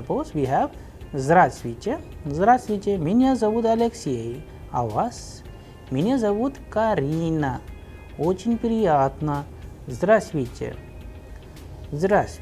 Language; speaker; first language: Russian; non-native, fluent; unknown